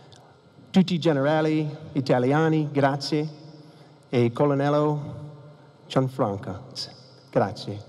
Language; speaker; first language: Italian; non-native, learner; English